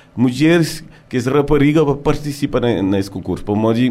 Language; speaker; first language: Portuguese; early bilingual, heritage; French